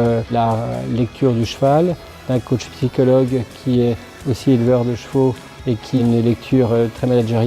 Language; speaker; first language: French; native; French